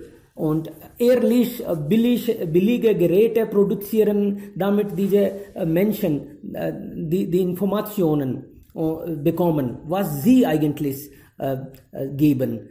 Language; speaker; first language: German; non-native, fluent; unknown